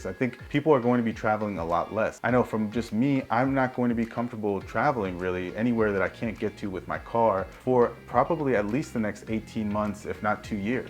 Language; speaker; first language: English; native; English